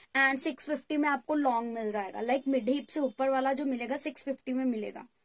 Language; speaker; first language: Hindi; native; Hindi